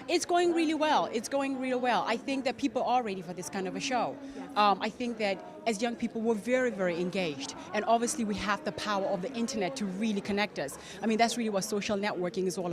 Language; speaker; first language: English; non-native, local second language; Tswana